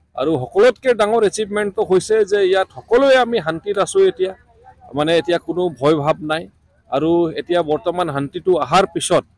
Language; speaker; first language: Assamese; non-native, local second language; Bodo